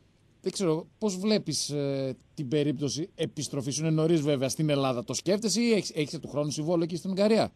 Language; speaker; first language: Greek; native; Greek